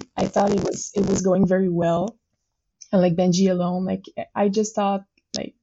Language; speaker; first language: English; non-native, fluent; French